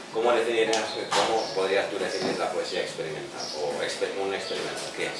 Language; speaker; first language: Spanish; non-native, fluent; Czech